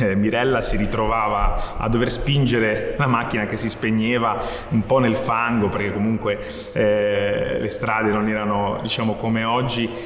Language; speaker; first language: Italian; native; Italian